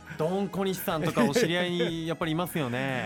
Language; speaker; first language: Japanese; native; Japanese